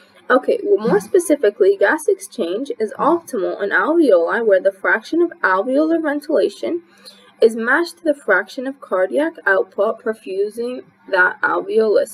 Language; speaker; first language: English; non-native, fluent; Arabic